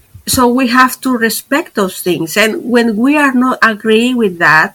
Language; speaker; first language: English; non-native, fluent; Spanish